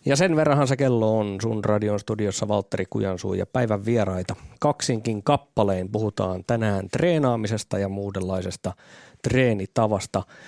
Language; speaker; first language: Finnish; native; Finnish